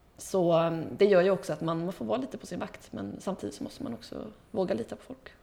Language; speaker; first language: Swedish; early bilingual, heritage; Swedish